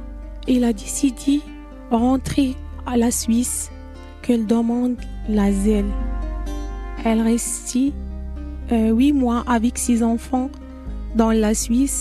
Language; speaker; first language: French; non-native, learner; Arabic